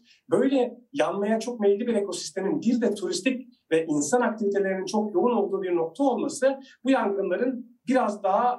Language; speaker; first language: Turkish; native; Turkish